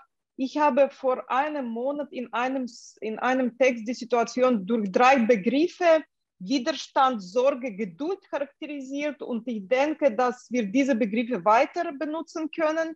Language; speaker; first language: German; non-native, fluent; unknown